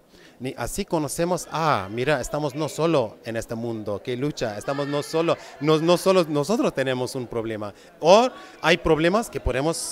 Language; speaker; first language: Spanish; non-native, fluent; Kurdish